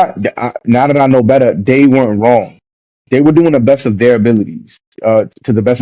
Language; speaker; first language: English; native; English